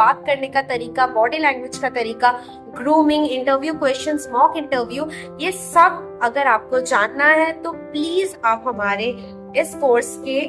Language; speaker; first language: Hindi; non-native, local second language; Bangla